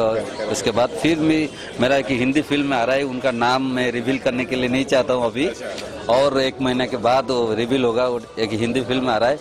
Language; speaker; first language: Hindi; non-native, local second language; Odia